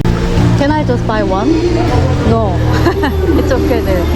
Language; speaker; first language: English; non-native, fluent; Korean